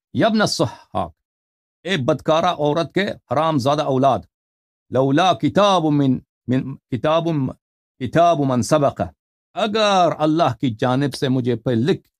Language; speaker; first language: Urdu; non-native, fluent; Persian